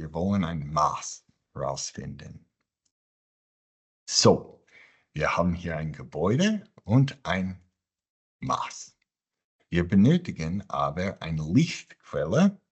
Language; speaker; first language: German; non-native, fluent; English